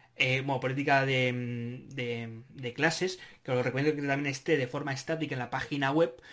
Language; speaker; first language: Spanish; native; Spanish